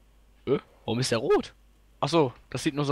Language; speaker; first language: German; native; German